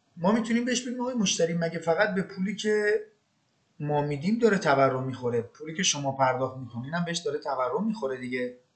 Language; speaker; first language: Persian; non-native, local second language; Azerbaijani